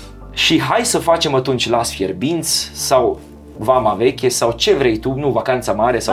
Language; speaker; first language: Romanian; non-native, fluent; Serbian